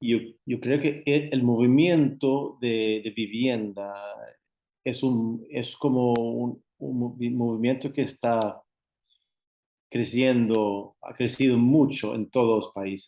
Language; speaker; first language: Spanish; non-native, fluent; Swedish